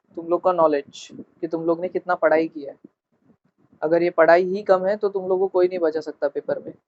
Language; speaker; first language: Hindi; non-native, local second language; Marathi